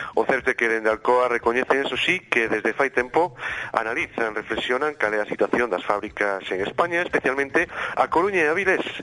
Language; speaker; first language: Galician; native; Galician